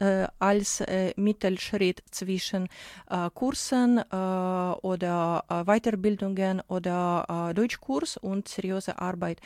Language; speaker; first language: German; non-native, learner; Ukrainian